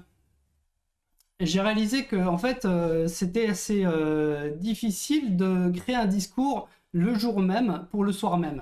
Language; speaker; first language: French; native; French